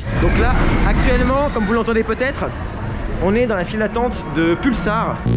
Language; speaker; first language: French; native; French